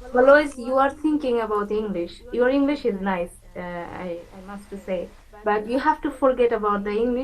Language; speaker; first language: English; non-native, fluent; Bangla